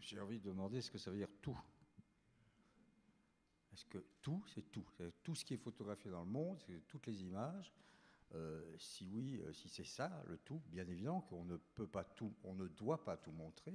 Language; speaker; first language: French; native; French